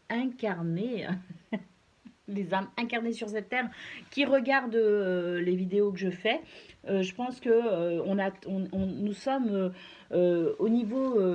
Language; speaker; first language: French; native; French